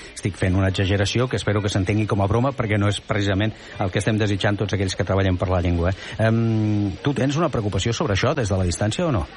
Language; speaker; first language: Catalan; native; Catalan